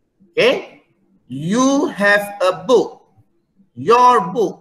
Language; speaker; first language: English; non-native, local second language; Malay